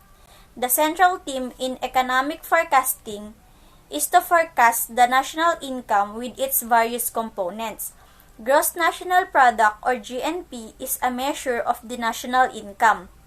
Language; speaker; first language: English; non-native, local second language; Filipino